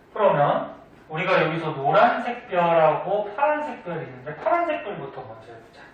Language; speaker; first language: Korean; native; Korean